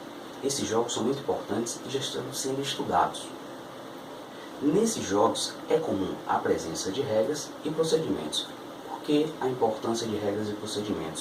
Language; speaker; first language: Portuguese; native; Portuguese